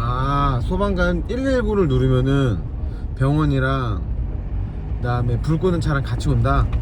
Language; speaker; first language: Korean; native; Korean